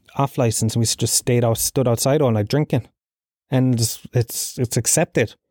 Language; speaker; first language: English; native; English